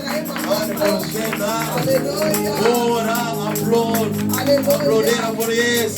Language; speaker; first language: Swedish; non-native, fluent; Lingala